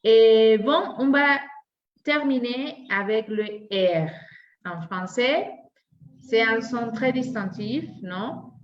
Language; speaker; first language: French; non-native, fluent; Spanish